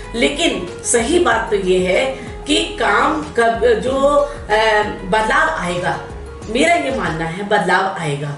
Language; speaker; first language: Hindi; native; Hindi